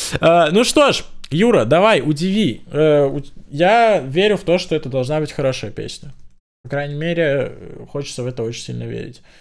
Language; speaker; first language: Russian; native; Russian